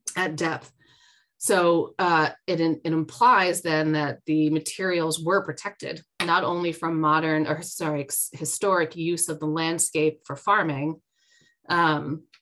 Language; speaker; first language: English; native; English